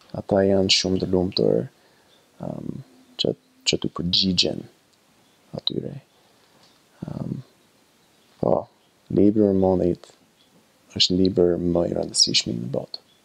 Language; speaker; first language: Albanian; non-native, learner; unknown